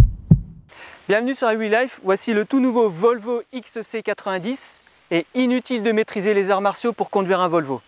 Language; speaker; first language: French; native; French